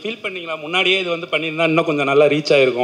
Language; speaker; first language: Tamil; native; Tamil